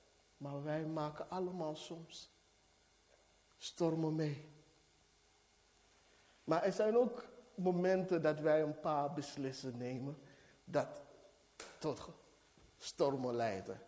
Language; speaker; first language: Dutch; non-native, fluent; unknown